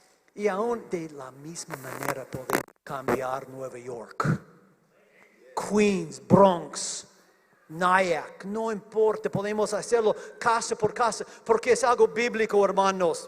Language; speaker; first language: Spanish; non-native, fluent; English